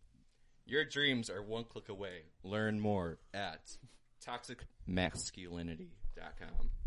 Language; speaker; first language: English; native; English